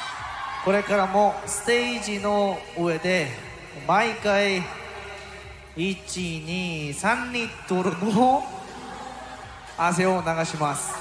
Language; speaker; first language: Japanese; non-native, learner; Korean